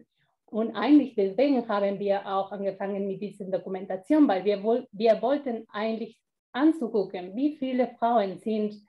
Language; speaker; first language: German; non-native, fluent; Spanish